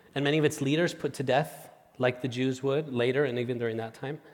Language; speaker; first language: English; non-native, fluent; Spanish